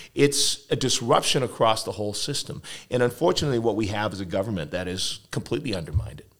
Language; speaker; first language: English; native; English